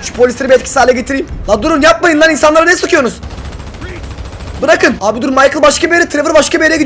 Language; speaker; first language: Turkish; native; Turkish